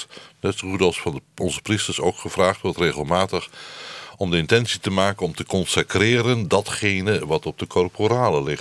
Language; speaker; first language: Dutch; native; Dutch